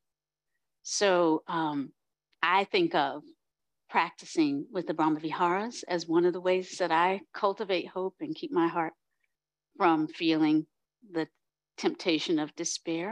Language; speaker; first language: English; native; English